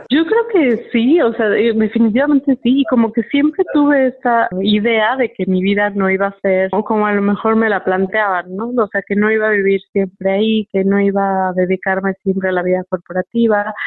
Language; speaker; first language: Spanish; native; Spanish